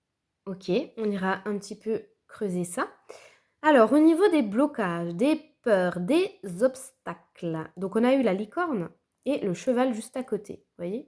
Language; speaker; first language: French; native; French